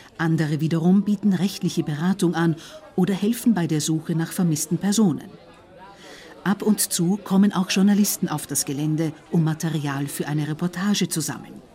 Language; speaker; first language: German; native; German